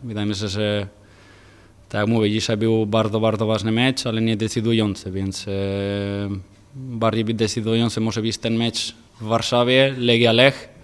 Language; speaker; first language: Polish; non-native, fluent; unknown